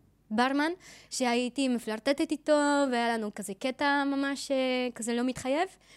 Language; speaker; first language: Hebrew; non-native, fluent; Spanish